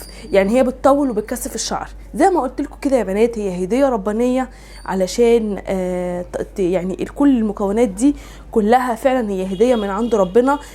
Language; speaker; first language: Arabic; native; Arabic